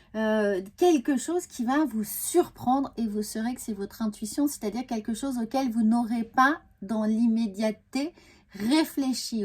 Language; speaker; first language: French; native; French